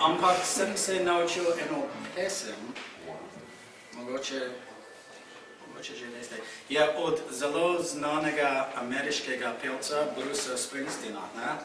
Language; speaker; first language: Slovenian; non-native, fluent; English